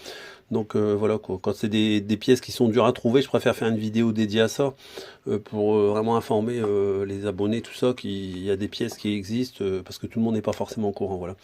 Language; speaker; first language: French; native; French